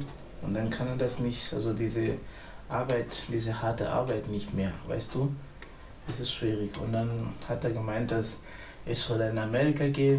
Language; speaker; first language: German; non-native, learner; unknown